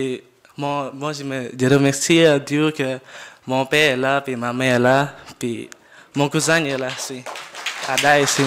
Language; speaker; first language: French; non-native, learner; Jarai